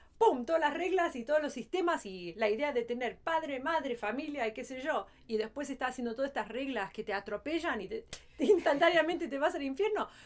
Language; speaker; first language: Spanish; early bilingual, heritage; Spanish